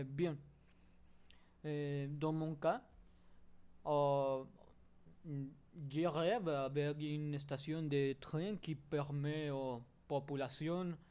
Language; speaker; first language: French; non-native, learner; Spanish